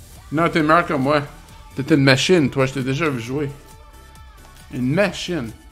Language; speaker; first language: French; native; French